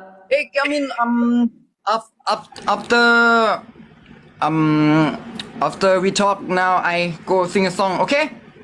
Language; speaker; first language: English; non-native, learner; Thai